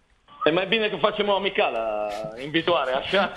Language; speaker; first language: Romanian; non-native, learner; Italian